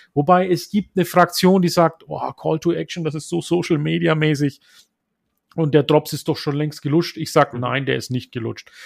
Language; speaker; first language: German; early bilingual, other home language; Turkish